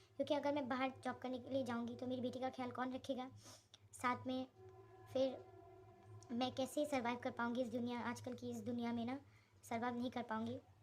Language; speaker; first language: Hindi; non-native, local second language; Assamese